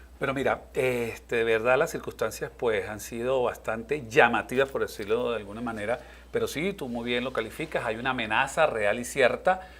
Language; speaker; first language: Spanish; native; Spanish